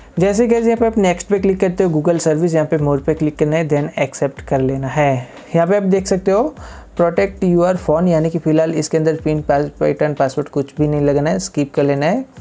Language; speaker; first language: Hindi; native; Hindi